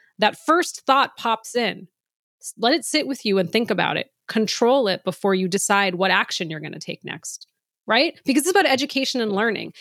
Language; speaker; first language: English; native; English